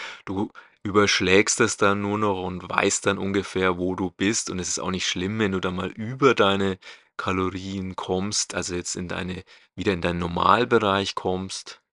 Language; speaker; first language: German; native; German